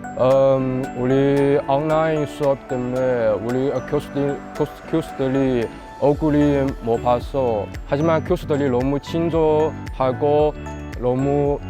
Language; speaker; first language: Korean; non-native, learner; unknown